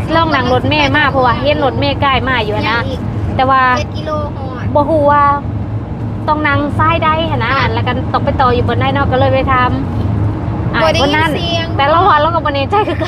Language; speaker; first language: Lao; native; Lao